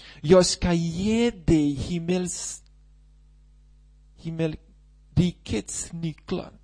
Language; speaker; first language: Swedish; non-native, fluent; Portuguese